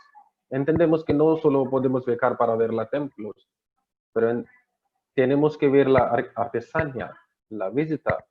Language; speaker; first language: Spanish; non-native, learner; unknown